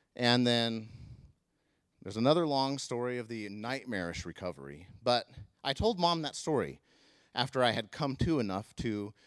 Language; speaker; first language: English; native; English